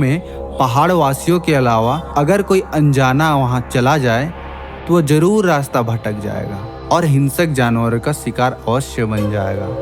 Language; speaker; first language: Hindi; native; Hindi